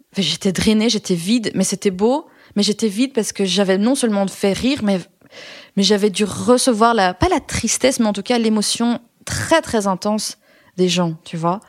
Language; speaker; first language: French; early bilingual, other home language; Persian